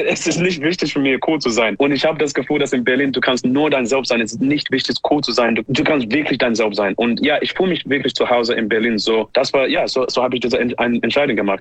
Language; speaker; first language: German; non-native, learner; English